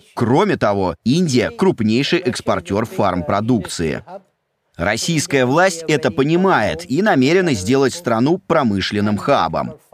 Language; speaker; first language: Russian; non-native, fluent; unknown